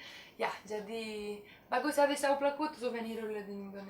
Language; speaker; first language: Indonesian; non-native, fluent; Romanian